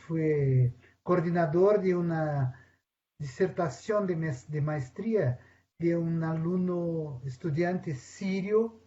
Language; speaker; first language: Spanish; non-native, fluent; Portuguese